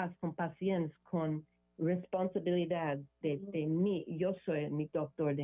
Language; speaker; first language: Spanish; non-native, learner; English